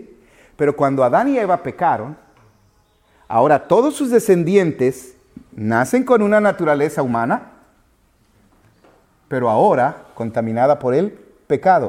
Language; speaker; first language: Spanish; native; Spanish